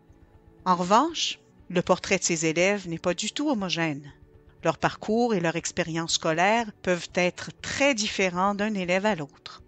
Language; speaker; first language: French; native; French